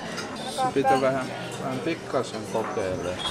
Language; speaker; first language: Finnish; non-native, learner; Chinese